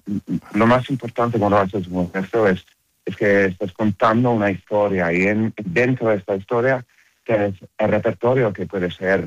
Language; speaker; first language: Spanish; non-native, learner; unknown